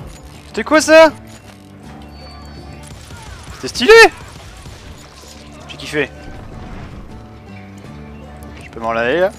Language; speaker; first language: French; native; French